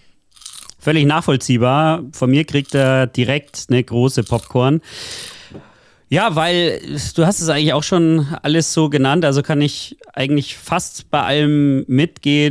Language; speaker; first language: German; native; German